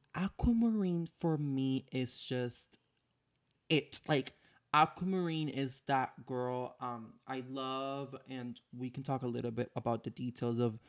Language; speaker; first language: English; non-native, fluent; Spanish